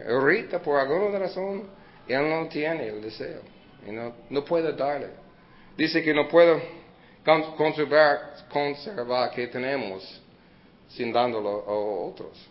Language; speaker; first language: Spanish; early bilingual, heritage; Spanish